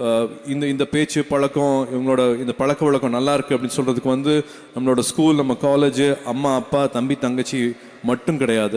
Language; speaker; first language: Tamil; native; Tamil